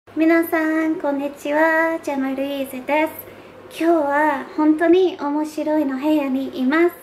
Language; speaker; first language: Japanese; non-native, fluent; English